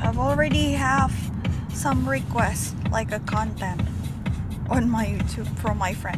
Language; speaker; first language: English; non-native, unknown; Indonesian